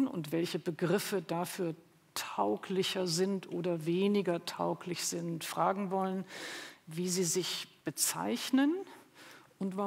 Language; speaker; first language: German; native; German